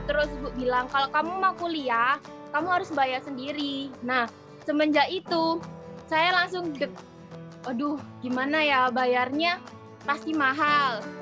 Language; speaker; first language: Indonesian; non-native, local second language; Madurese